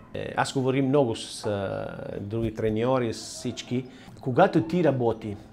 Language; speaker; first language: Bulgarian; non-native, learner; Italian